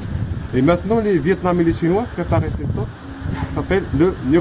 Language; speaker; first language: French; non-native, local second language; Arabic